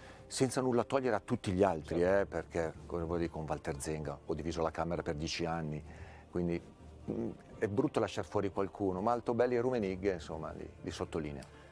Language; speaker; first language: Italian; native; Italian